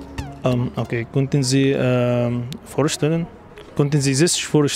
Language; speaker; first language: German; non-native, learner; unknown